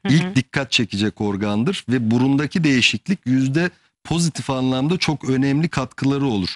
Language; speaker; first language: Turkish; native; Turkish